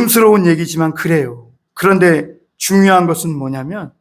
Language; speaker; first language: Korean; native; Korean